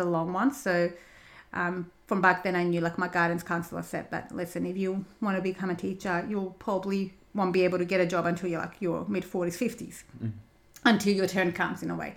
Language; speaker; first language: English; non-native, fluent; Greek